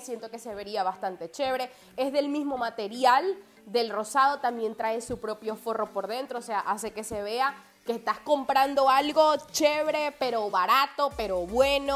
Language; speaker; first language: Spanish; native; Spanish